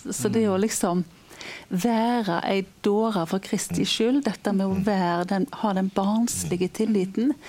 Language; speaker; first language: Norwegian; native; Norwegian